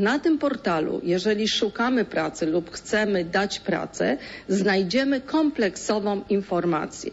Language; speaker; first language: Polish; native; Polish